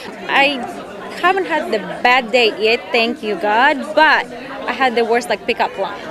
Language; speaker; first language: English; non-native, fluent; Russian